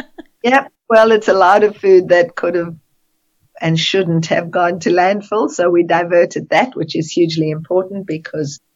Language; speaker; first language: English; native; English